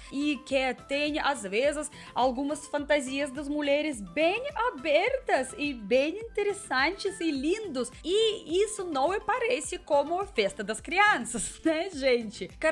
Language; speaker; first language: Portuguese; non-native, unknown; Russian